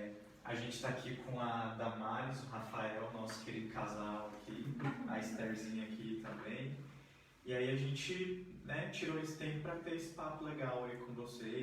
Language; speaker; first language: Portuguese; native; Portuguese